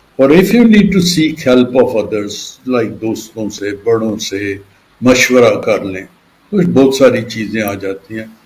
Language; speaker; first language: Urdu; non-native, local second language; Punjabi